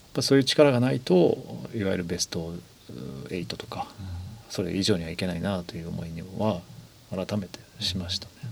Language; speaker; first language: Japanese; native; Japanese